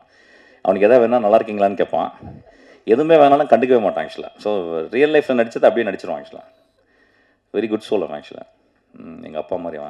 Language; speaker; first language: Tamil; native; Tamil